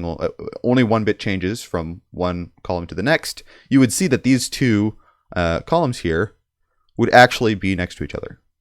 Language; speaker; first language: English; native; English